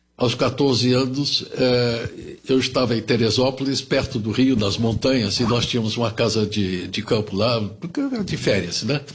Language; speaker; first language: Portuguese; early bilingual, other home language; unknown